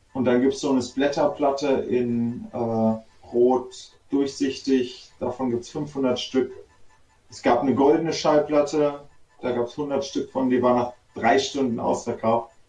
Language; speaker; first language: German; native; German